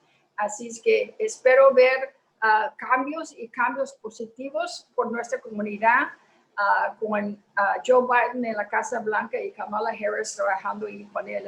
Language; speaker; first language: Spanish; early bilingual, heritage; Spanish